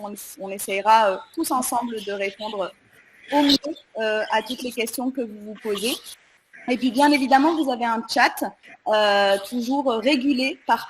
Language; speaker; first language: French; native; French